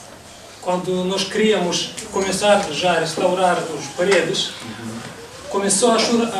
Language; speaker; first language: Portuguese; non-native, fluent; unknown